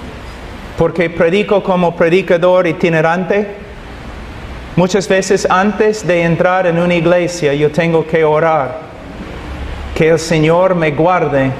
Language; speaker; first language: Spanish; non-native, fluent; English